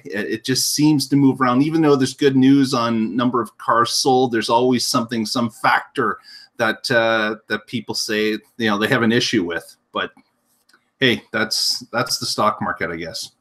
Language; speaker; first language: English; native; English